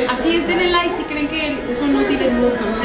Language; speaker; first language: Spanish; native; Spanish